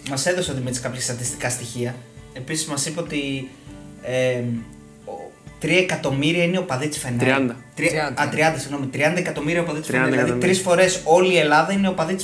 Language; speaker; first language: Greek; native; Greek